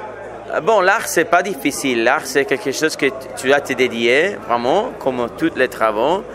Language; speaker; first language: French; non-native, fluent; Italian